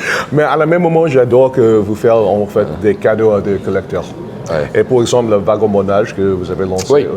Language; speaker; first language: French; non-native, fluent; English